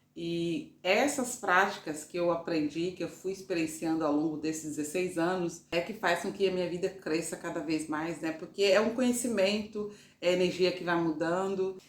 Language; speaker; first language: Portuguese; native; Portuguese